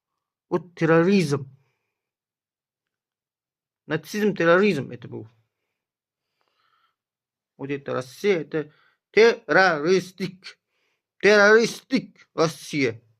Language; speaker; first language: Russian; non-native, learner; Uzbek